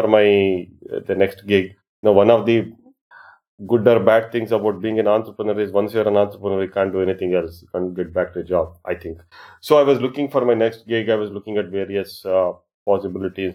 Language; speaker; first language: English; non-native, local second language; Kannada